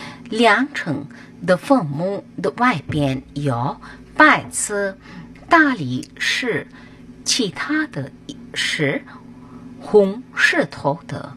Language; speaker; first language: Chinese; non-native, fluent; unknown